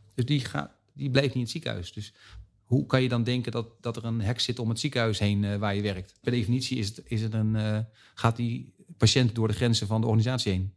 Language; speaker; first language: Dutch; native; Dutch